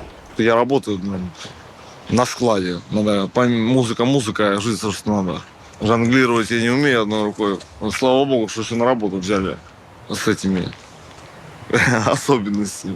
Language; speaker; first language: Russian; native; Russian